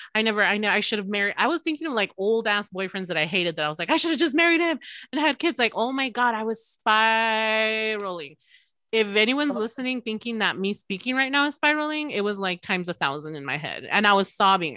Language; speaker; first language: English; early bilingual, other home language; Spanish